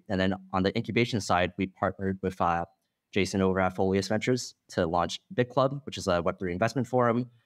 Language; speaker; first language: English; non-native, fluent; Chinese